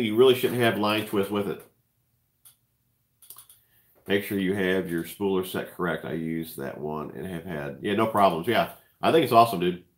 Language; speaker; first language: English; native; English